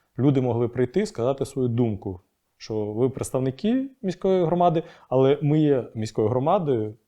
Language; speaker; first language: Ukrainian; non-native, local second language; Russian